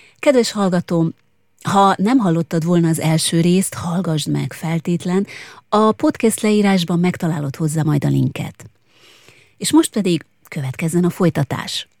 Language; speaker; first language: Hungarian; native; Hungarian